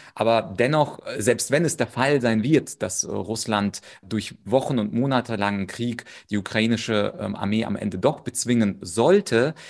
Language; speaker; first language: German; early bilingual, other home language; Russian